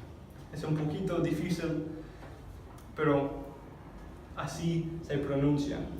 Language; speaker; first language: Spanish; non-native, fluent; English